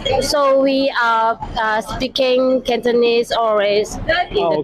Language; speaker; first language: English; non-native, learner; Cantonese